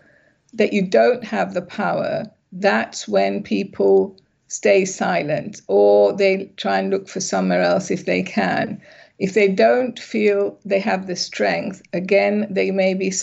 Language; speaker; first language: English; native; English